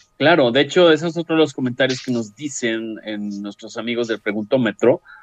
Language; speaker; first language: Spanish; native; Spanish